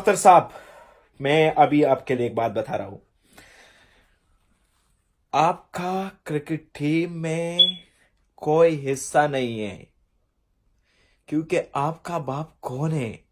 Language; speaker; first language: Hindi; non-native, fluent; Pashto